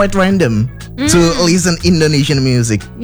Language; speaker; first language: English; non-native, fluent; Indonesian